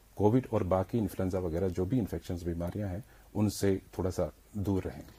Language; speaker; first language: Hindi; non-native, local second language; Kashmiri